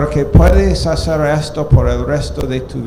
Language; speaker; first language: Spanish; non-native, fluent; English